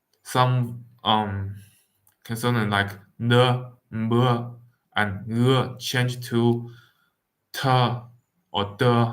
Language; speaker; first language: English; non-native, fluent; Wu Chinese